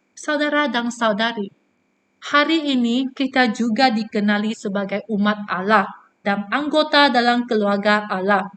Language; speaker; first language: Malay; non-native, local second language; Chinese